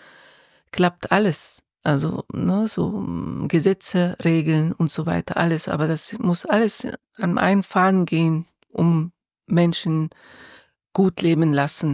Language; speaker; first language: German; non-native, learner; Arabic